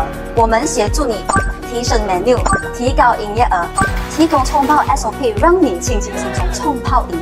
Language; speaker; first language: Chinese; native; Chinese